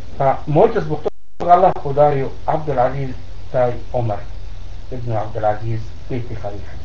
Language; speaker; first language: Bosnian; non-native, learner; Arabic